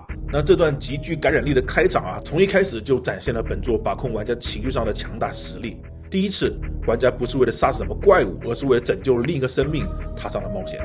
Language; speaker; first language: Chinese; native; Chinese